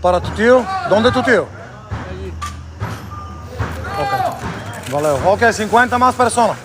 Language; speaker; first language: Spanish; non-native, learner; Bulgarian